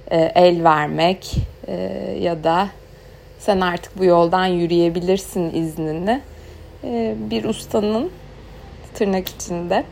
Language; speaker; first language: Turkish; native; Turkish